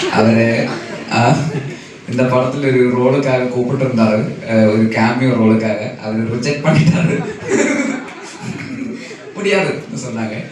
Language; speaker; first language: Tamil; non-native, local second language; Malayalam